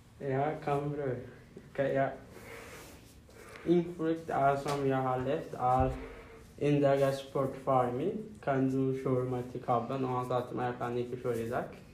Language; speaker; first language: Norwegian; non-native, learner; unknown